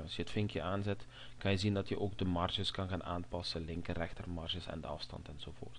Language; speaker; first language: Dutch; native; Dutch